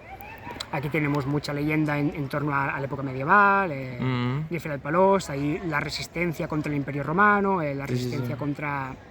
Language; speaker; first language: Spanish; native; Spanish